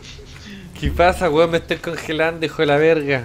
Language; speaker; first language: Spanish; native; Spanish